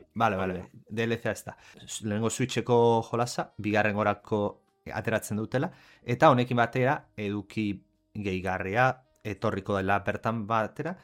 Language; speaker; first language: Basque; native; Basque